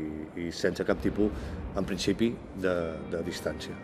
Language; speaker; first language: Catalan; native; Catalan